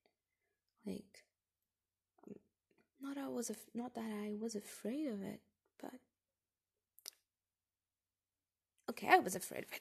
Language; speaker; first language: English; non-native, fluent; Portuguese